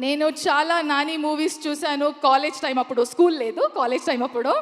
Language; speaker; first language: Telugu; non-native, learner; Kannada